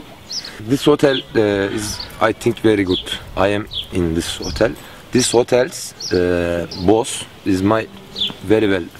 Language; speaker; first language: English; non-native, learner; Turkish